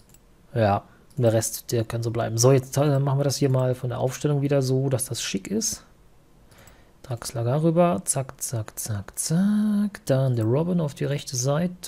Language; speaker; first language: German; native; German